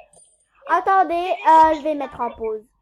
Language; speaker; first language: French; native; French